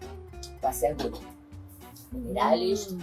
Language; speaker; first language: German; non-native, fluent; Italian